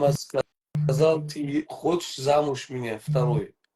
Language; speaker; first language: Russian; non-native, learner; Uzbek